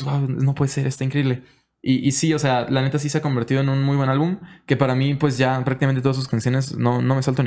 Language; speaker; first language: Spanish; native; Spanish